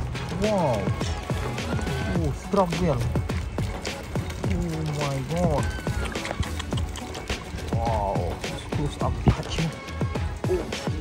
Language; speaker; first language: English; non-native, learner; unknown